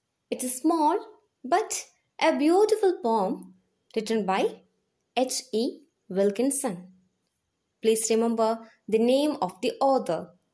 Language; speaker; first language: English; non-native, local second language; Malayalam